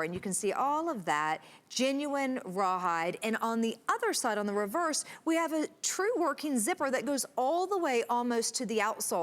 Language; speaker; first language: English; native; English